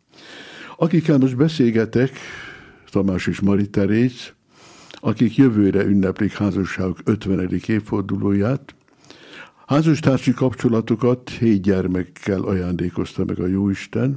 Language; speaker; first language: Hungarian; native; Hungarian